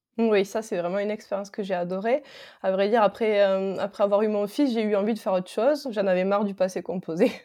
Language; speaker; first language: French; native; French